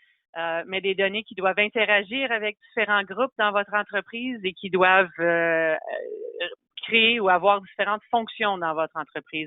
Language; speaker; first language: French; native; French